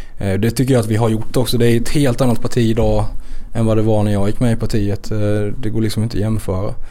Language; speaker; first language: Swedish; native; Swedish